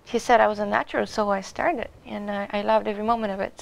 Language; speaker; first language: English; non-native, fluent; Bulgarian